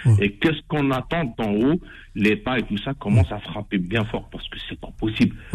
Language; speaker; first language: French; non-native, local second language; Arabic